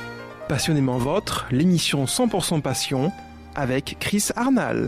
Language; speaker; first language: French; native; French